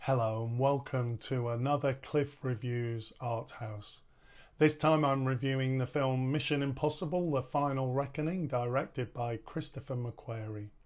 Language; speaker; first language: English; native; English